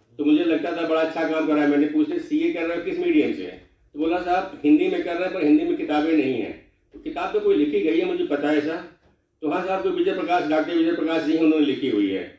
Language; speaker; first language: Hindi; non-native, local second language; Bhojpuri